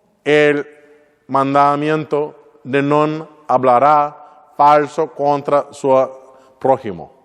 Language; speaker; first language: Spanish; non-native, learner; English